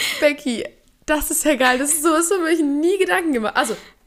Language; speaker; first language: German; native; German